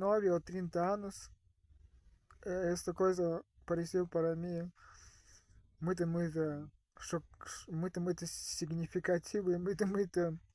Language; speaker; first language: Portuguese; non-native, fluent; Russian